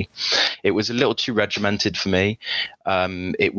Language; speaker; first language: English; early bilingual, other home language; French